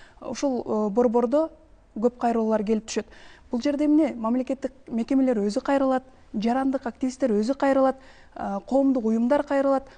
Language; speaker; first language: Kyrgyz; native; Kyrgyz